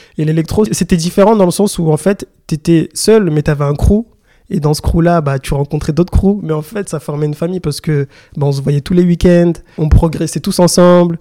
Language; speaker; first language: French; early bilingual, other home language; Lingala